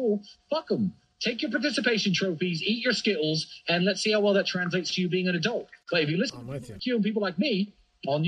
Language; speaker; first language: English; native; English